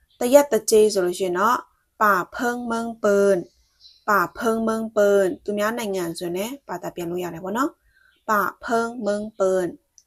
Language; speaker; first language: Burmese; non-native, local second language; Shan